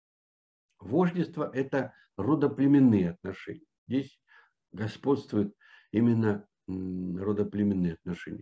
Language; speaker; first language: Russian; native; Russian